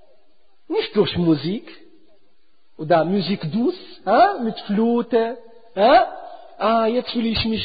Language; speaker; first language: German; non-native, fluent; Arabic